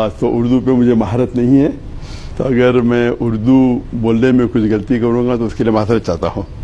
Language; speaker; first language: Urdu; non-native, local second language; Konkani